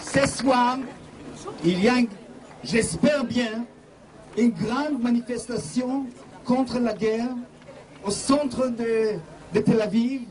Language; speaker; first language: French; non-native, fluent; Hebrew